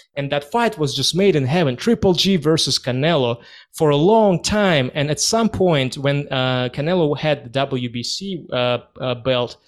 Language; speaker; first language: English; non-native, fluent; Russian